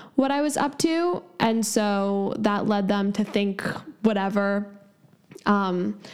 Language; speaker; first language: English; native; English